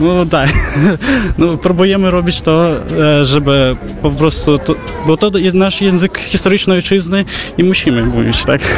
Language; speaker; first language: Polish; non-native, fluent; Russian